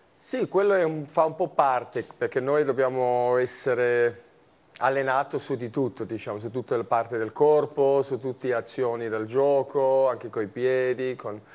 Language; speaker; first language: Italian; non-native, fluent; German